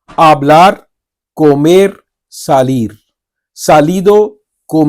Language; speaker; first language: Spanish; non-native, fluent; Urdu